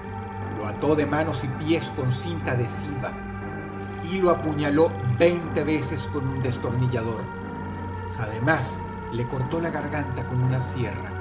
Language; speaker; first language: Spanish; native; Spanish